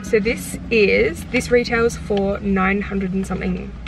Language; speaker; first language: English; native; English